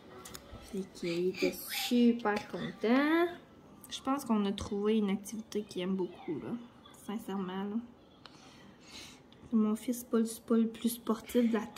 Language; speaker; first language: French; native; French